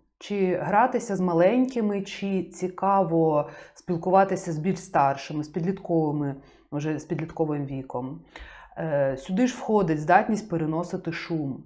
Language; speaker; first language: Ukrainian; native; Ukrainian